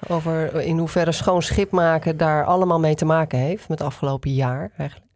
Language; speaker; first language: Dutch; native; Dutch